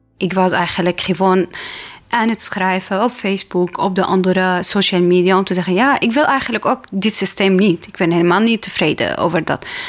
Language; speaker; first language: Dutch; non-native, fluent; Arabic